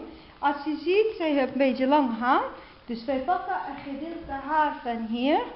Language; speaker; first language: Dutch; non-native, learner; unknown